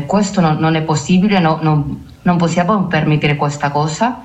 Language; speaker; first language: Italian; non-native, learner; Spanish